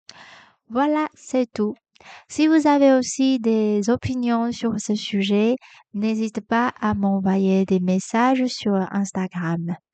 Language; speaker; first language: French; non-native, fluent; Chinese